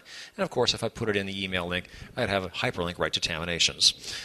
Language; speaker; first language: English; native; English